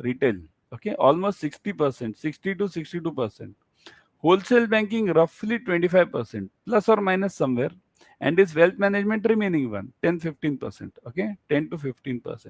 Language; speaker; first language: English; non-native, local second language; Hindi